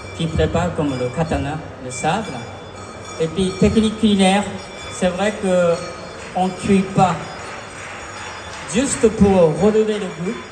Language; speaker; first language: French; non-native, fluent; Japanese